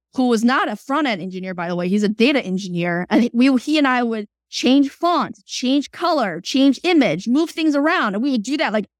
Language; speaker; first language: English; early bilingual, other home language; Chinese